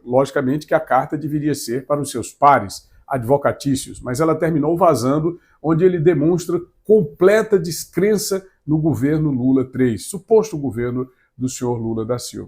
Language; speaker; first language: Portuguese; native; Portuguese